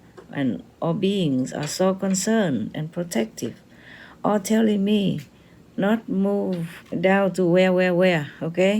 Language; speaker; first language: English; non-native, fluent; Vietnamese